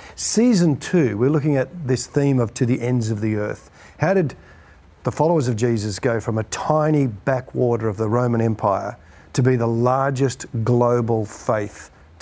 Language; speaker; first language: English; native; English